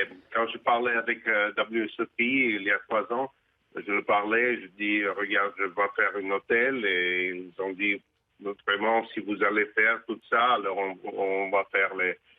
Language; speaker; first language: French; non-native, fluent; Russian